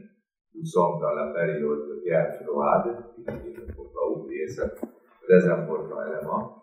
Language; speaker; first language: French; non-native, fluent; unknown